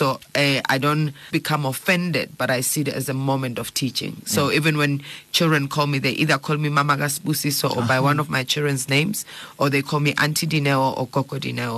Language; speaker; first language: English; non-native, local second language; Zulu